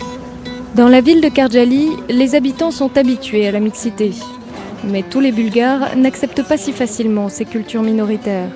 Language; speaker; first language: French; native; French